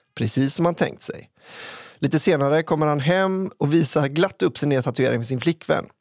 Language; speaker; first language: Swedish; native; Swedish